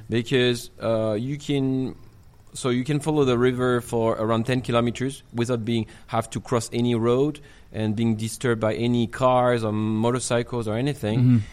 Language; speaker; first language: English; non-native, fluent; French